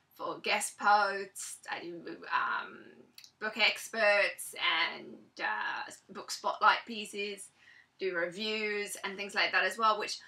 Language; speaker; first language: English; native; English